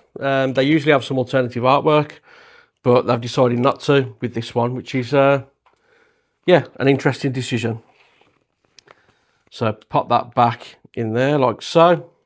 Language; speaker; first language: English; native; English